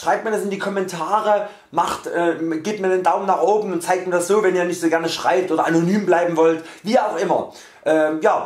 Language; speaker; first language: German; native; German